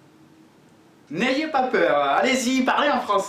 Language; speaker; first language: French; non-native, fluent; Spanish